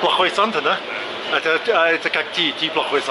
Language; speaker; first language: Russian; non-native, learner; English